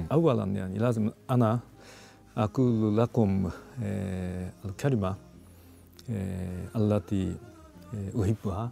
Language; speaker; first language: Arabic; non-native, fluent; Japanese